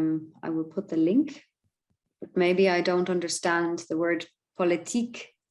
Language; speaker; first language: English; non-native, fluent; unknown